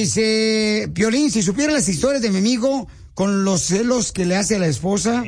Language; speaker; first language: Spanish; native; Spanish